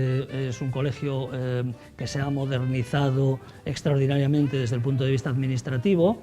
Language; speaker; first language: Spanish; native; Spanish